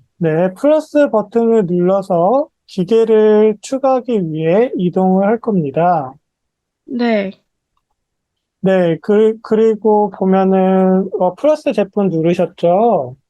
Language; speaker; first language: Korean; native; Korean